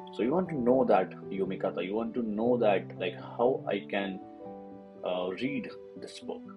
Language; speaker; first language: English; non-native, local second language; Hindi